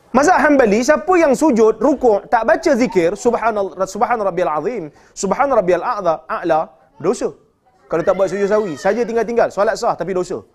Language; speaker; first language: Malay; native; Malay